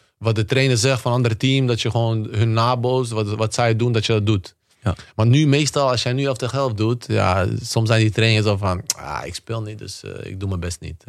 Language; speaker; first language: Dutch; early bilingual, other home language; Bosnian